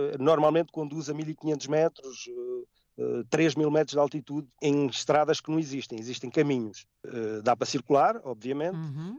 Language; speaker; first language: Portuguese; native; Portuguese